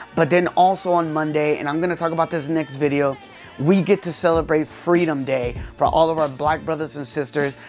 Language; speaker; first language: English; early bilingual, other home language; Spanish